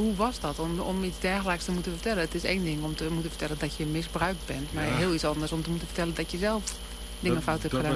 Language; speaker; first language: Dutch; native; Dutch